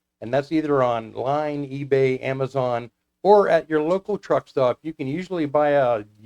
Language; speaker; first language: English; native; English